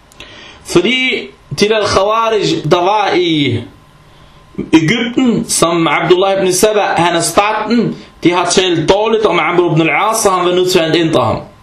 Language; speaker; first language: Danish; early bilingual, other home language; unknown